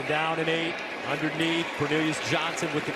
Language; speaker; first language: English; native; English